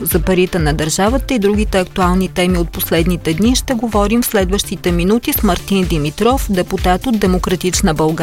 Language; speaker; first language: Bulgarian; native; Bulgarian